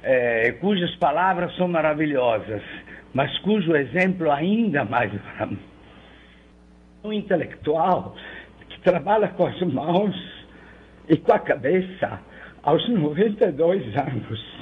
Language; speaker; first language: Portuguese; non-native, fluent; Italian